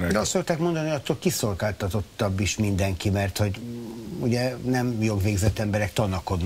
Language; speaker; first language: Hungarian; native; Hungarian